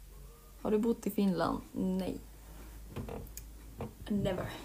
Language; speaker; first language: Swedish; early bilingual, other home language; Finnish